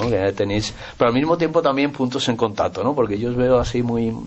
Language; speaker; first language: Spanish; native; Spanish